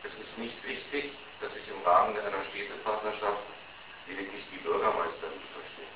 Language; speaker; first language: German; native; German